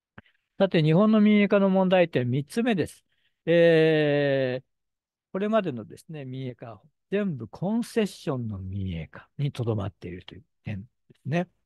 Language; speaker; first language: Japanese; native; Japanese